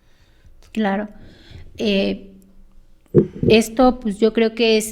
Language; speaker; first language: Spanish; native; Spanish